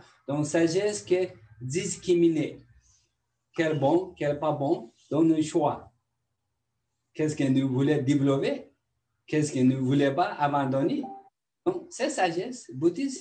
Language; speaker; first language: French; non-native, learner; Tibetan